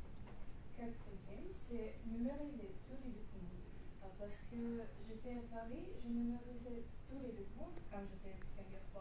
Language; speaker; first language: French; non-native, learner; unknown